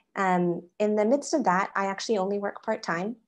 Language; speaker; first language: English; native; English